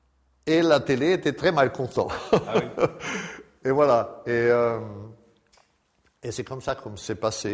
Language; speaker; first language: French; non-native, fluent; German